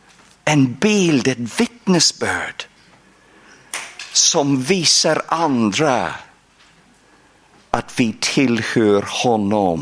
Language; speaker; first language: Swedish; non-native, fluent; English